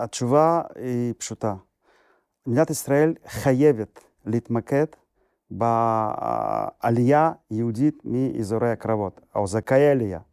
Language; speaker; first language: Hebrew; non-native, fluent; Russian